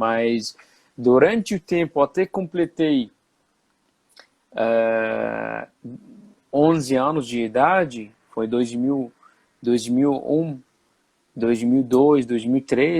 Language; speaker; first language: Portuguese; non-native, fluent; Arabic